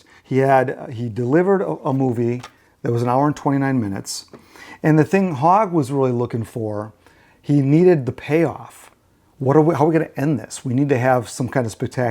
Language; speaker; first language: English; native; English